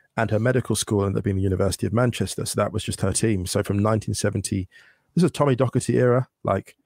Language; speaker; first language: English; native; English